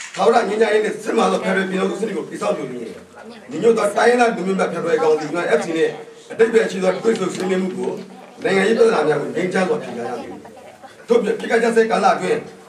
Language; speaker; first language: Burmese; non-native, local second language; Mon